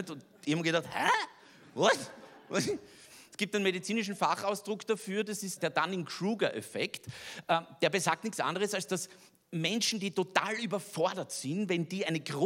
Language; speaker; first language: German; native; German